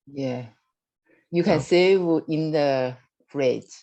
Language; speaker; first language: English; non-native, learner; Chinese